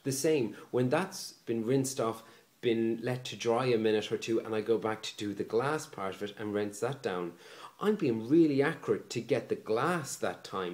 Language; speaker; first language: English; native; English